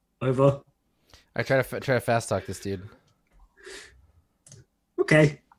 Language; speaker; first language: English; native; English